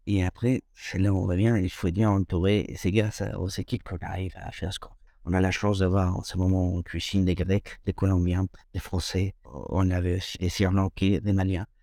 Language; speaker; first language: French; non-native, fluent; Spanish